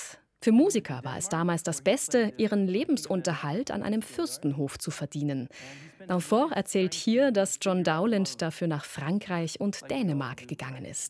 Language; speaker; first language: German; native; German